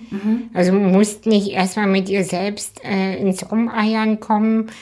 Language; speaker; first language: German; native; German